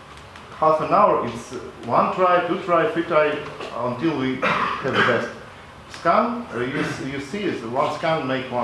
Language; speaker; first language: English; non-native, local second language; Latvian